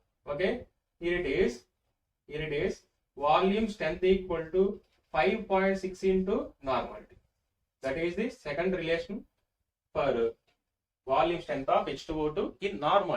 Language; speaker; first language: English; non-native, local second language; Telugu